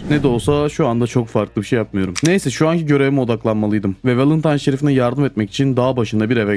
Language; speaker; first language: Turkish; native; Turkish